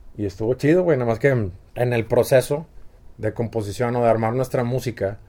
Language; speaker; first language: Spanish; native; Spanish